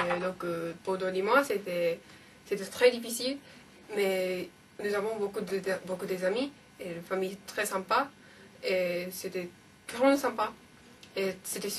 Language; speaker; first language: French; non-native, learner; Japanese